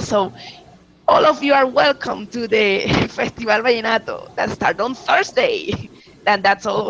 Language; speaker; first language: English; non-native, learner; Spanish